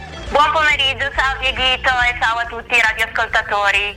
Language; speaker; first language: Italian; native; Italian